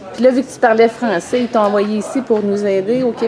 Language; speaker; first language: French; native; French